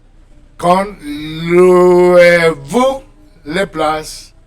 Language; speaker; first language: French; non-native, fluent; Spanish